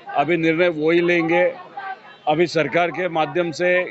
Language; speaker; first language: Hindi; non-native, local second language; Marathi